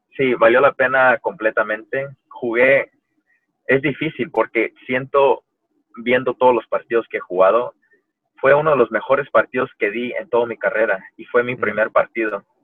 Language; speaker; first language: Spanish; early bilingual, heritage; Spanish